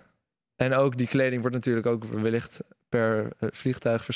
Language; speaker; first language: Dutch; native; Dutch